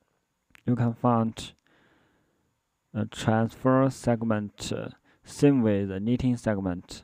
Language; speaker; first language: English; non-native, learner; Chinese